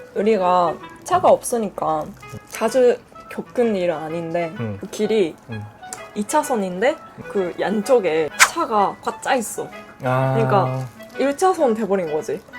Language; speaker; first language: Korean; non-native, fluent; Japanese